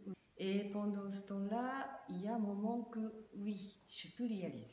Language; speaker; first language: French; non-native, learner; Japanese